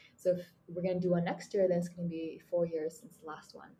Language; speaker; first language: English; non-native, fluent; Mongolian